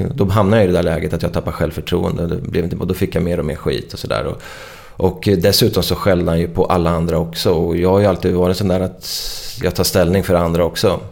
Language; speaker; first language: Swedish; native; Swedish